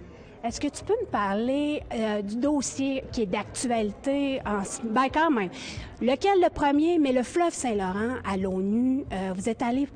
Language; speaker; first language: French; native; French